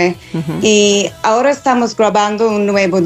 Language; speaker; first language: Spanish; non-native, fluent; English